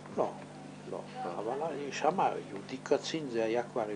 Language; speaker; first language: Hebrew; non-native, fluent; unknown